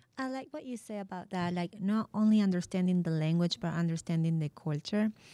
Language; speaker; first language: English; non-native, fluent; Spanish